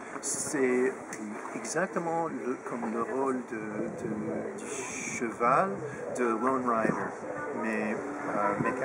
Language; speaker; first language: French; non-native, fluent; English